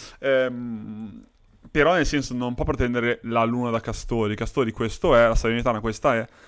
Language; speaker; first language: Italian; native; Italian